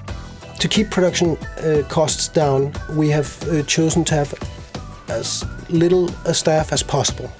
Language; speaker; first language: English; non-native, fluent; Danish